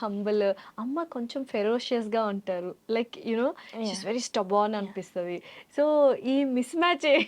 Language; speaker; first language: Telugu; native; Telugu